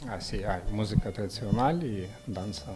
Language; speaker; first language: Spanish; non-native, learner; Ukrainian